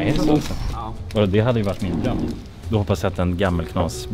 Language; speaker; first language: Swedish; native; Swedish